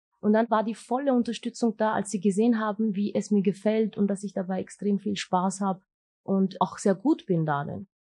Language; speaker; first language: German; early bilingual, other home language; Turkish